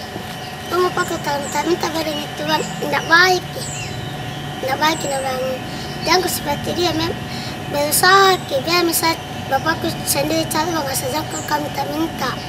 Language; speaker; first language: Indonesian; non-native, local second language; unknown